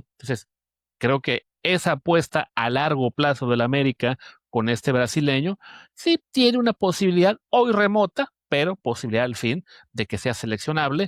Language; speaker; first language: Spanish; native; Spanish